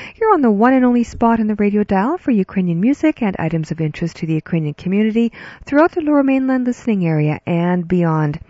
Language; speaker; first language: English; early bilingual, other home language; Ukrainian